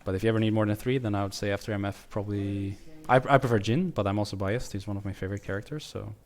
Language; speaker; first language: English; non-native, fluent; Swedish